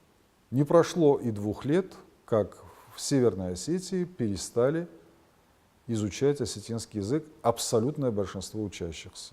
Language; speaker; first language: Russian; non-native, local second language; Ossetic